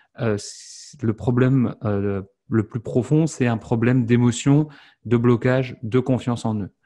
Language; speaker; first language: French; native; French